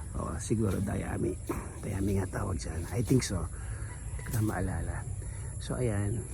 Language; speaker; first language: Filipino; non-native, local second language; Pampanga